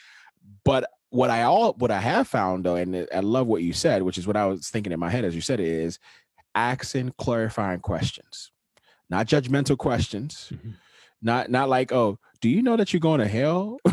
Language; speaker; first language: English; non-native, local second language; Yoruba